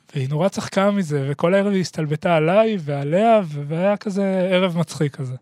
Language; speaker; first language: Hebrew; native; Hebrew